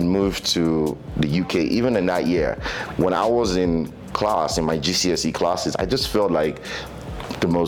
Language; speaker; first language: English; non-native, local second language; Yoruba